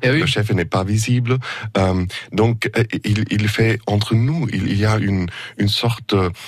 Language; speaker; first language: French; non-native, fluent; German